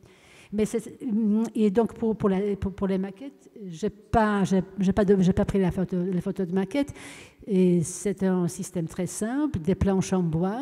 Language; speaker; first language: French; non-native, fluent; Polish